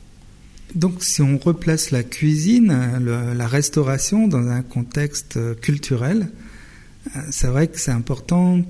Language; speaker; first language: French; native; French